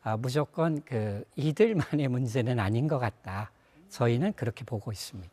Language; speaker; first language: Korean; native; Korean